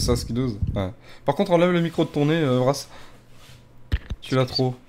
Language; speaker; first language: French; native; French